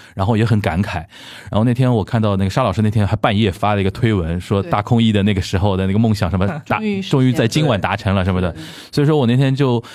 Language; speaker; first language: Chinese; native; Chinese